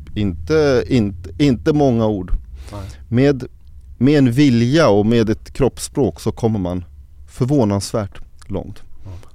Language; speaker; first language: Swedish; early bilingual, other home language; Arabic